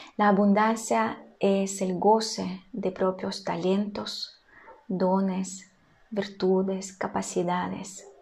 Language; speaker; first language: Spanish; non-native, fluent; Russian